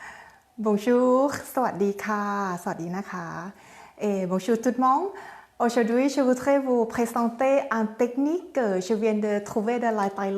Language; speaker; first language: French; non-native, learner; Thai